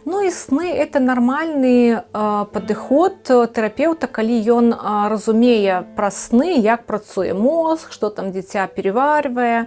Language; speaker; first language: Belarusian; non-native, local second language; Russian